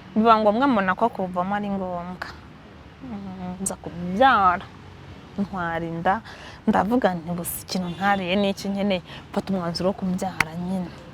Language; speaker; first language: Kinyarwanda; early bilingual, heritage; Kinyarwanda